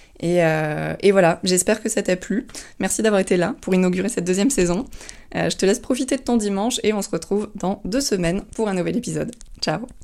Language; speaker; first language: French; native; French